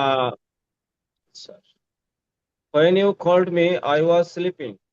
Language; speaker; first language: English; non-native, learner; Bangla